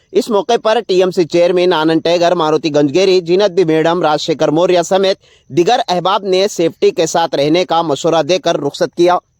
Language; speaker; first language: Urdu; native; Urdu